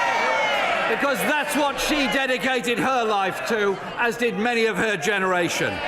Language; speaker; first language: English; native; English